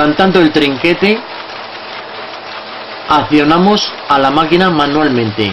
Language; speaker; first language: Spanish; native; Spanish